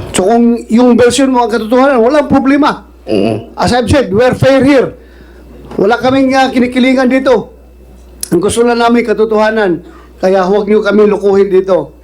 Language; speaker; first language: Filipino; non-native, local second language; Cebuano